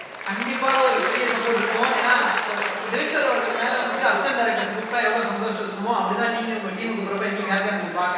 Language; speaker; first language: Tamil; native; Tamil